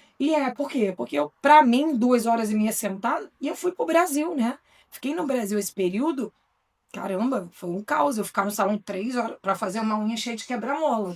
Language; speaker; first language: Portuguese; native; Portuguese